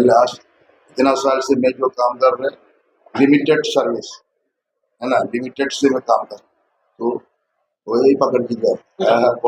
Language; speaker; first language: Hindi; non-native, local second language; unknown